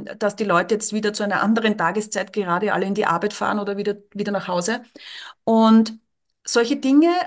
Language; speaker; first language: German; native; German